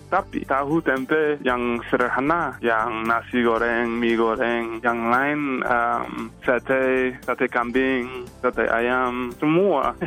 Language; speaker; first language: Indonesian; non-native, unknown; English